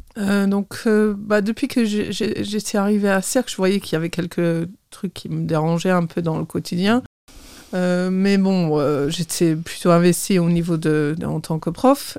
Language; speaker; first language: French; non-native, fluent; English